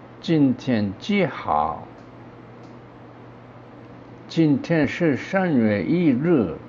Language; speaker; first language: Chinese; non-native, fluent; Korean